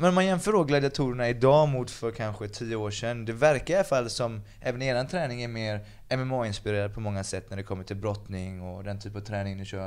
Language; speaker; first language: Swedish; native; Swedish